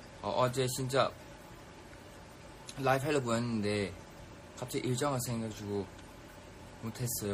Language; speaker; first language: Korean; non-native, fluent; Thai